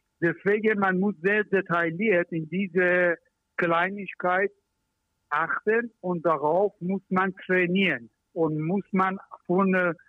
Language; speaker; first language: German; non-native, learner; Persian